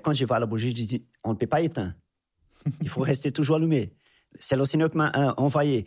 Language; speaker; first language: French; non-native, fluent; Portuguese